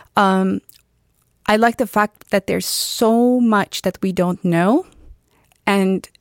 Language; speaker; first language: English; non-native, fluent; Turkish